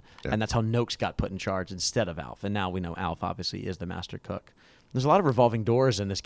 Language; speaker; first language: English; native; English